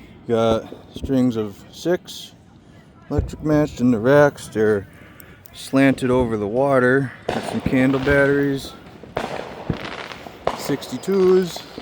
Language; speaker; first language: English; native; English